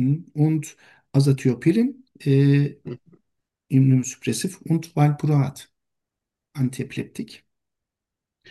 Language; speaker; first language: German; non-native, learner; Turkish